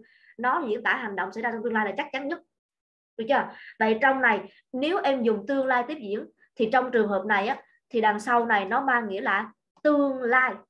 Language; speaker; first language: Vietnamese; native; Vietnamese